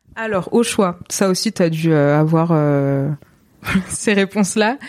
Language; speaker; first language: French; native; French